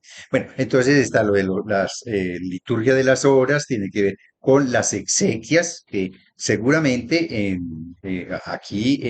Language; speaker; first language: Spanish; native; Spanish